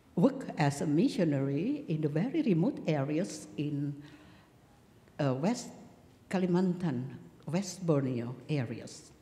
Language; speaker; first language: English; non-native, fluent; Indonesian